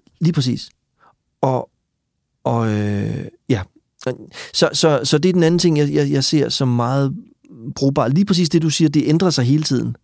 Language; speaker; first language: Danish; native; Danish